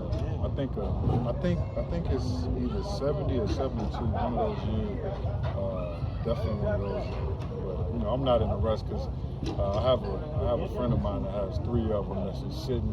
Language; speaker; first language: English; native; English